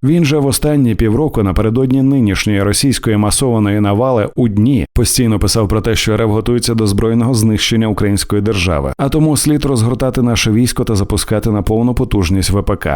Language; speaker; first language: Ukrainian; native; Ukrainian